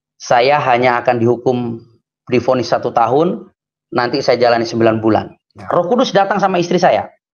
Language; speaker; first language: Indonesian; native; Indonesian